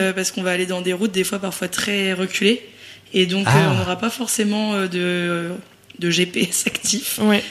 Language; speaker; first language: French; native; French